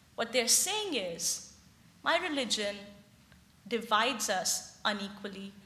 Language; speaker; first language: English; non-native, local second language; Hindi